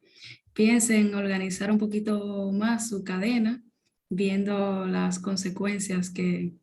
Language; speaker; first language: Spanish; native; Spanish